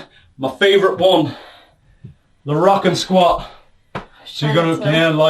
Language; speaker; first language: English; native; English